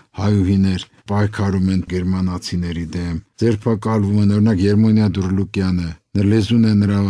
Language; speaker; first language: Armenian; native; Armenian